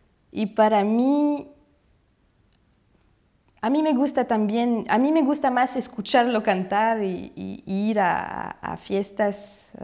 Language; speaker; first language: Spanish; non-native, fluent; Russian